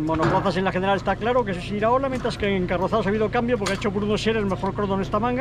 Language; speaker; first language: Spanish; native; Spanish